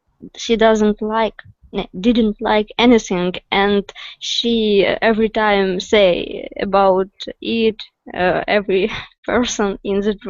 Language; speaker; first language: English; non-native, learner; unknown